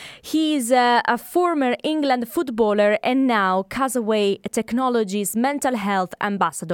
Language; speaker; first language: English; non-native, fluent; Italian